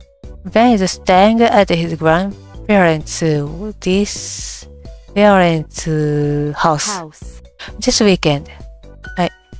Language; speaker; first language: English; non-native, learner; Japanese